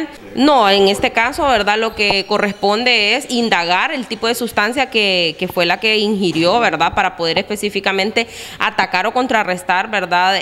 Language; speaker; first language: Spanish; native; Spanish